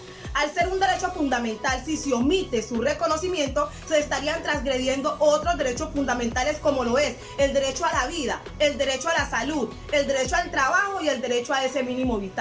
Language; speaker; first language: Spanish; native; Spanish